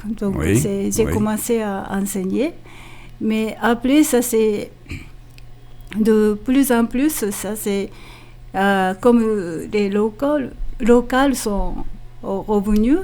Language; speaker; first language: French; non-native, fluent; Japanese